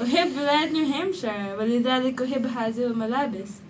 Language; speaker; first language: Arabic; non-native, learner; English